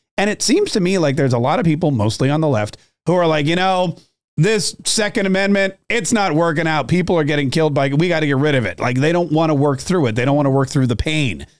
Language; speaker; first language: English; native; English